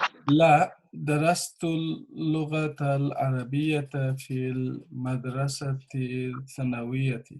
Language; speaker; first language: Arabic; non-native, learner; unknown